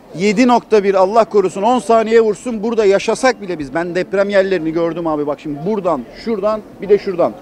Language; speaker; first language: Turkish; native; Turkish